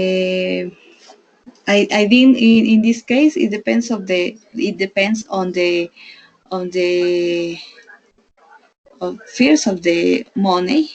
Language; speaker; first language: English; non-native, learner; Spanish